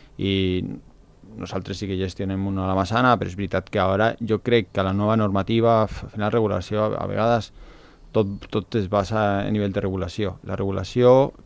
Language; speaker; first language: Catalan; non-native, local second language; Spanish